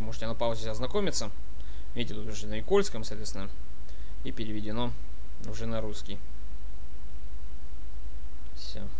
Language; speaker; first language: Russian; native; Russian